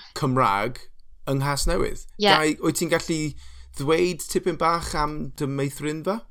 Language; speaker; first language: Welsh; non-native, local second language; English